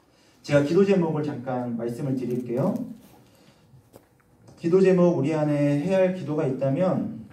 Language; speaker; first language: Korean; native; Korean